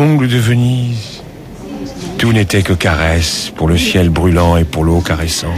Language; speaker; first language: French; native; French